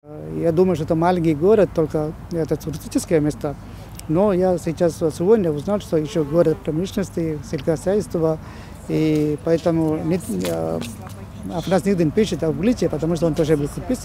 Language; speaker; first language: Russian; non-native, fluent; Malayalam